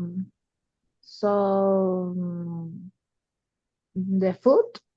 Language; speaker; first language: English; non-native, learner; Spanish